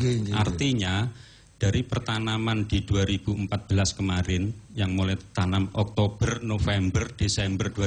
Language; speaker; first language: Indonesian; non-native, local second language; Javanese